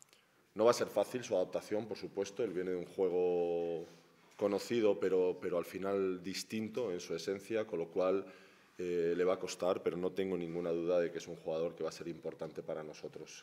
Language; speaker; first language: Spanish; native; Spanish